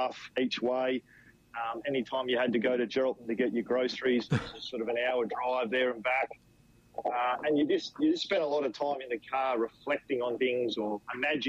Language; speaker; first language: English; native; English